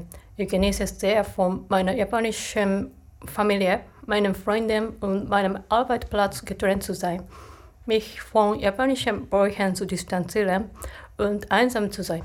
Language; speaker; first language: German; non-native, fluent; Japanese